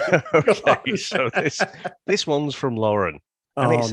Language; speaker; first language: English; native; English